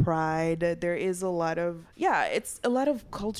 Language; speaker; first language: English; non-native, fluent; Haitian Creole